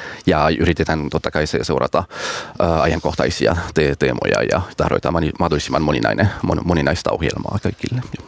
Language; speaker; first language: Finnish; non-native, fluent; French